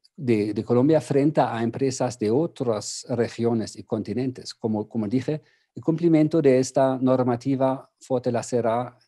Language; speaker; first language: Spanish; non-native, fluent; German